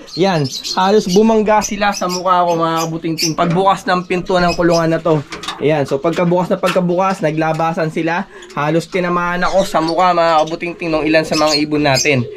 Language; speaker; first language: Filipino; non-native, local second language; Pampanga